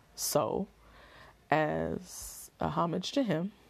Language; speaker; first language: English; native; English